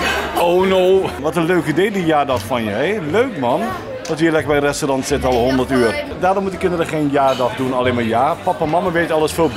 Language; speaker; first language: Dutch; native; Dutch